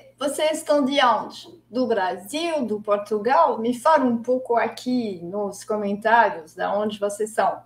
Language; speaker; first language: Portuguese; non-native, fluent; French